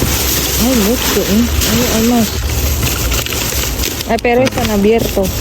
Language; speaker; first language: Spanish; non-native, learner; Filipino